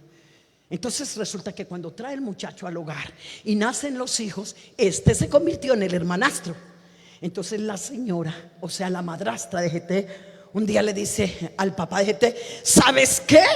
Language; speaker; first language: Spanish; native; Spanish